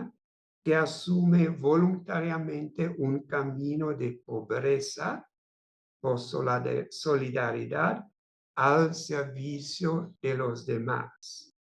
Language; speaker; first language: Spanish; non-native, fluent; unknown